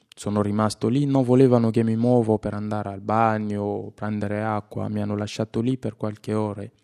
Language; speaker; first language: Italian; non-native, fluent; Lingala